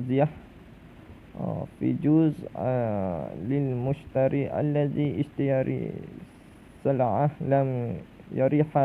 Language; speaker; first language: Arabic; non-native, learner; Malay